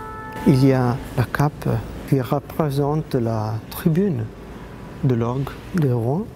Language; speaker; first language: French; non-native, fluent; Italian